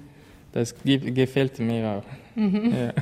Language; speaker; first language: German; non-native, learner; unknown